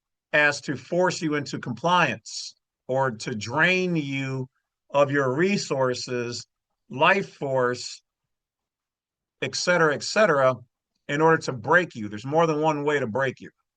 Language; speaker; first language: English; native; English